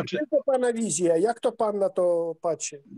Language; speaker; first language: Polish; non-native, fluent; Ukrainian